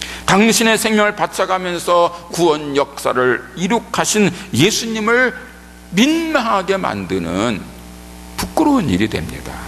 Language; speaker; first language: Korean; native; Korean